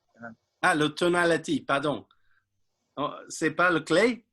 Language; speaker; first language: French; non-native, learner; English